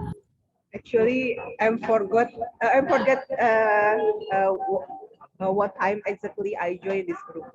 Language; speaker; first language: English; non-native, learner; Indonesian